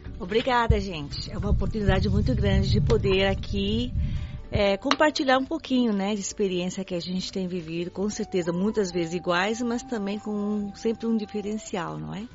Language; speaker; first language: Portuguese; early bilingual, other home language; Chinese